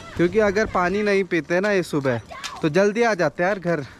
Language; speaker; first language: Hindi; native; Hindi